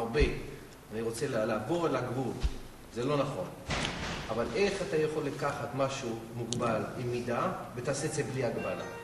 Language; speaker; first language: Hebrew; non-native, local second language; English